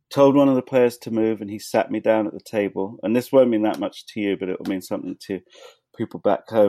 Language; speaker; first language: English; native; English